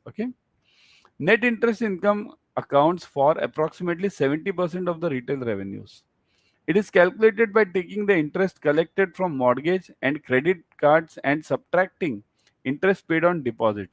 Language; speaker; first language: English; non-native, local second language; Hindi